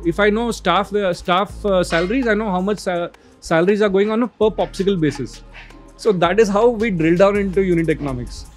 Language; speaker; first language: English; non-native, local second language; Hindi